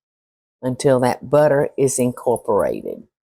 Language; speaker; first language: English; native; English